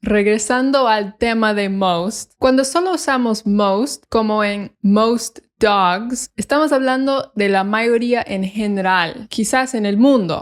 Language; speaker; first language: Spanish; non-native, fluent; English